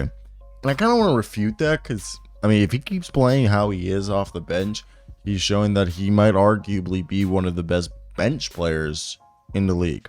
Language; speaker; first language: English; native; English